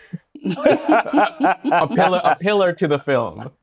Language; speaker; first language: English; non-native, fluent; Spanish